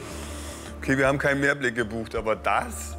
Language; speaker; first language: German; native; German